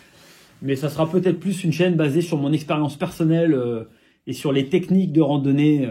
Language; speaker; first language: French; native; French